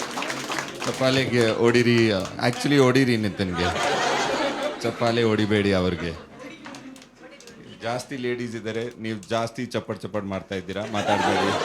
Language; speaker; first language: Kannada; non-native, learner; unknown